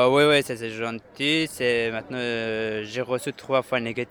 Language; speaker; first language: French; non-native, learner; Persian